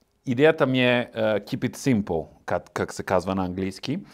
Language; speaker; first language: Bulgarian; non-native, learner; Italian